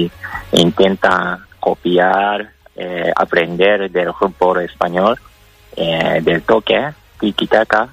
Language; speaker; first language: Spanish; non-native, fluent; Japanese